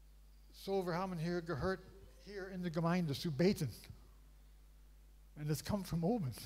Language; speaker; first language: German; non-native, learner; English